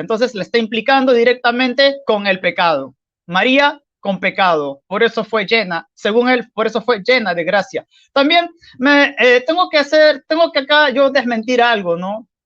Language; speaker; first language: Spanish; native; Spanish